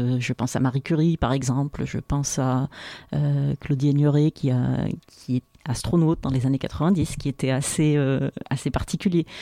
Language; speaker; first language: French; non-native, local second language; Arabic